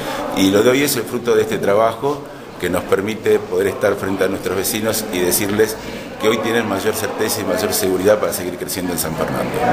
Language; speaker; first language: Spanish; native; Spanish